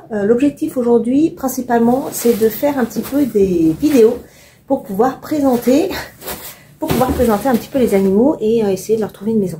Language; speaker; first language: French; native; French